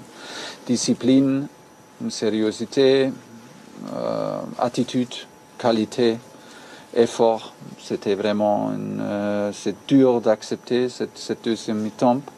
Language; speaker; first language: French; non-native, learner; German